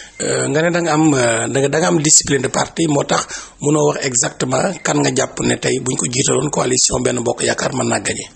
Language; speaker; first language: Wolof; native; Wolof